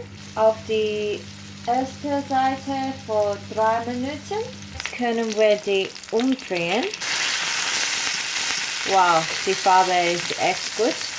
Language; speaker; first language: German; non-native, learner; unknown